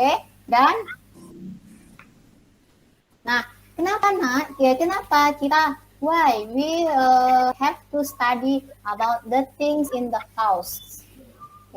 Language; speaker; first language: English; non-native, learner; Indonesian